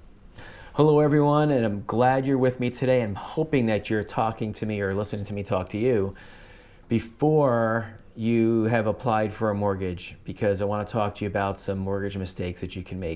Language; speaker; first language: English; native; English